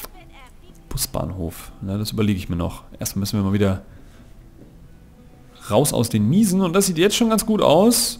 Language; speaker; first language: German; native; German